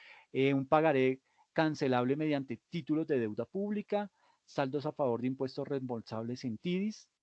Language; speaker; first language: Spanish; native; Spanish